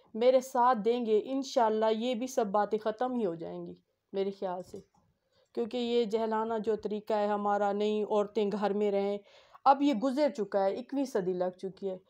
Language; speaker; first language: Urdu; non-native, local second language; Saraiki